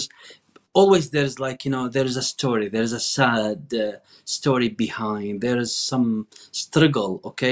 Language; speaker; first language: English; non-native, fluent; Arabic